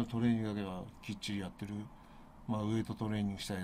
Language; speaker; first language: Japanese; native; Japanese